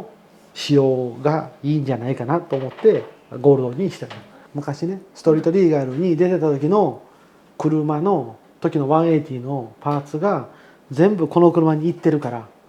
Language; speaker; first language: Japanese; native; Japanese